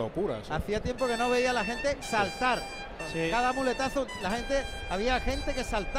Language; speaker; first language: Spanish; native; Spanish